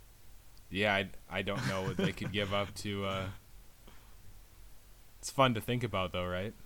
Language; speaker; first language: English; native; English